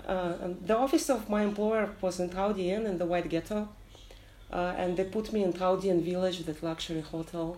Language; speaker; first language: English; non-native, fluent; Russian